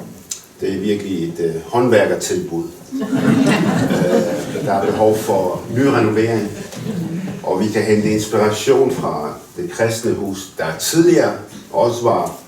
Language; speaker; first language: Danish; early bilingual, other home language; Arabic